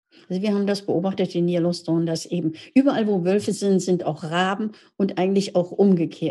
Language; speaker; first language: German; native; German